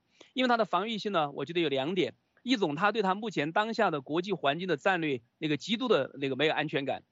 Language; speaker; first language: Chinese; native; Chinese